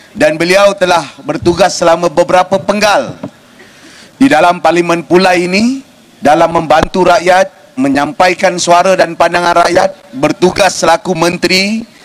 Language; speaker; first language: Malay; native; Malay